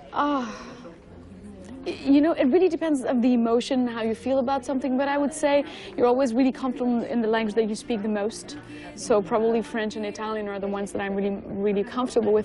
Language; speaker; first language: English; non-native, fluent; Italian